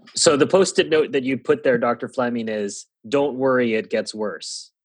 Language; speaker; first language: English; native; English